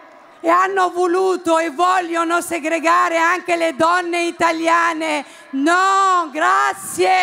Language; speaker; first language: Italian; non-native, fluent; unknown